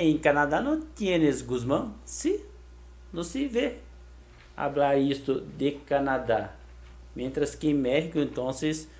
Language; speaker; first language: Spanish; non-native, learner; Portuguese